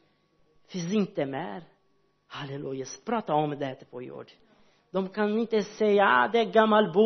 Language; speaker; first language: Swedish; non-native, learner; Portuguese